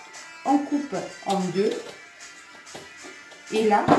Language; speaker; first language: French; non-native, local second language; Arabic